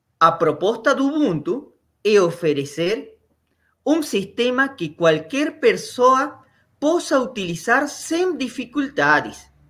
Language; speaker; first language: Portuguese; non-native, learner; Spanish